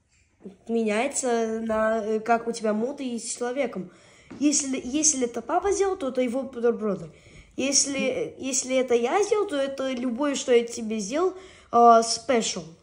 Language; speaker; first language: Russian; early bilingual, heritage; Russian